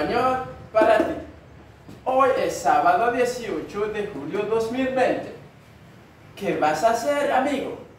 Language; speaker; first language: Spanish; non-native, learner; Haitian Creole